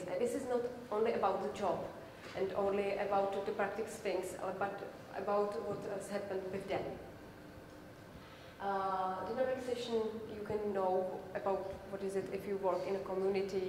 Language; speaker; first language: English; non-native, learner; Czech